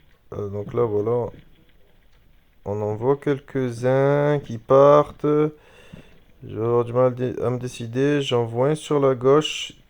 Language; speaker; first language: French; native; French